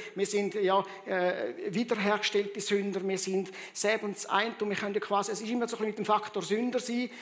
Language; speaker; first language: German; early bilingual, heritage; German